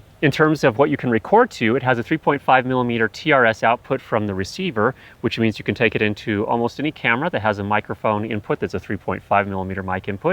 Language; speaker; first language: English; native; English